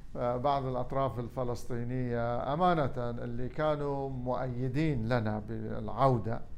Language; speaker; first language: Arabic; non-native, local second language; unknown